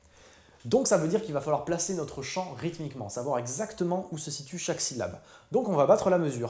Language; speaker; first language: French; native; French